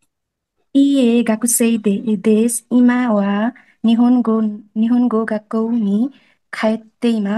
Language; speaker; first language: Japanese; non-native, learner; Nepali